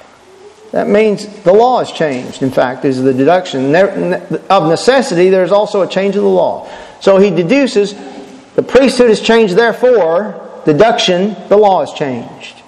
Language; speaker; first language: English; native; English